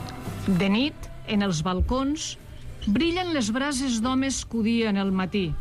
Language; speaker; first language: Catalan; native; Catalan